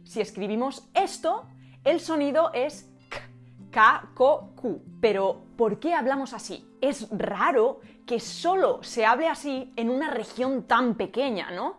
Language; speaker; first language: Spanish; native; Spanish